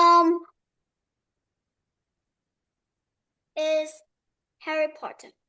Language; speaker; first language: English; non-native, learner; Vietnamese